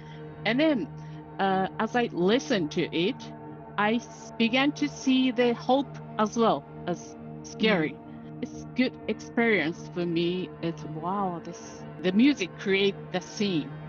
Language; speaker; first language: English; non-native, learner; Japanese